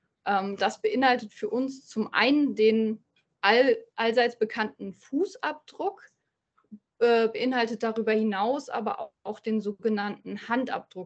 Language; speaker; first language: German; native; German